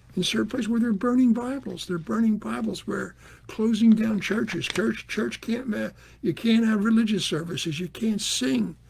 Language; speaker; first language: English; native; English